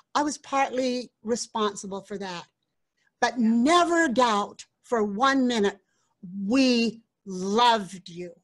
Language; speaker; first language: English; native; English